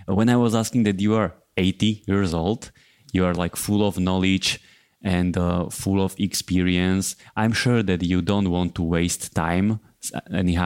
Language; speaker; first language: English; non-native, fluent; Slovak